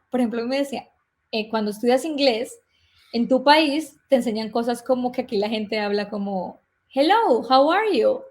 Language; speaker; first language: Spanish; native; Spanish